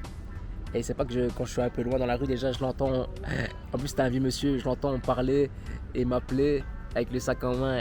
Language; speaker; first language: French; native; French